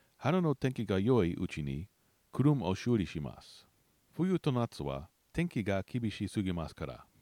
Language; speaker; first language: Japanese; non-native, learner; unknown